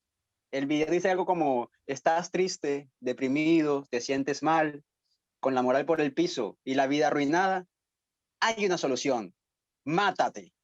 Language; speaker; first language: Spanish; native; Spanish